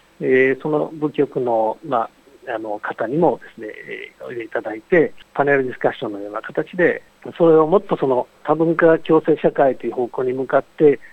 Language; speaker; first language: Japanese; native; Japanese